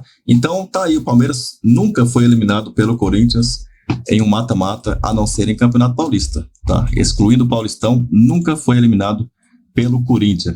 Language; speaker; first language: Portuguese; native; Portuguese